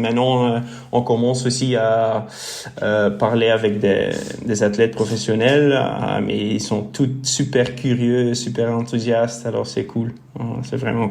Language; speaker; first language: French; non-native, local second language; Dutch